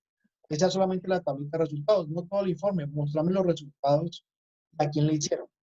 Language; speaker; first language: Spanish; native; Spanish